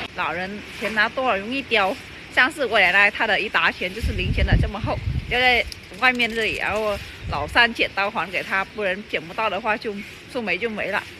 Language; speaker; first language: Chinese; non-native, fluent; Vietnamese